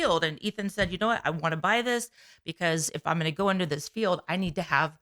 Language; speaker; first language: English; native; English